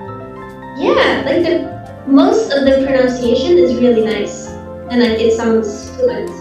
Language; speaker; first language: English; non-native, fluent; Swedish